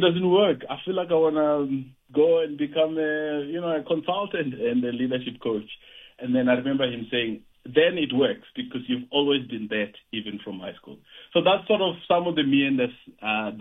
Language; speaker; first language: English; non-native, local second language; Venda